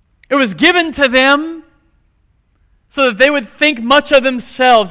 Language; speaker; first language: English; native; English